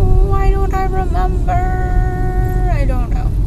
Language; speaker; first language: English; native; English